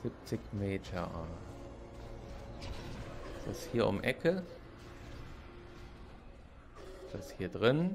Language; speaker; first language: German; native; German